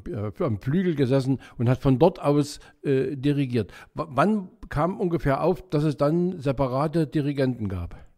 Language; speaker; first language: German; native; German